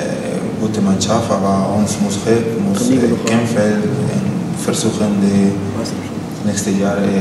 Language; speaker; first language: German; non-native, learner; Spanish